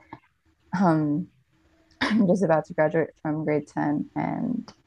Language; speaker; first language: English; non-native, local second language; Filipino